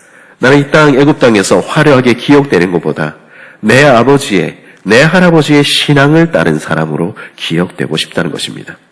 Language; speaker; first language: Korean; native; Korean